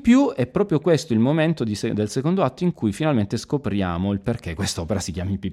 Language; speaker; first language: Italian; native; Italian